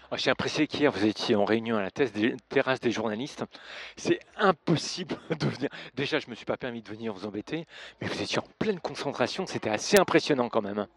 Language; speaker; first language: French; native; French